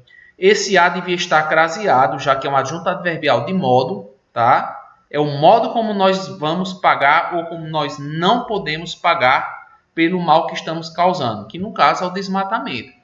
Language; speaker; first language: Portuguese; native; Portuguese